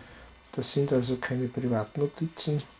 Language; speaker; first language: German; native; German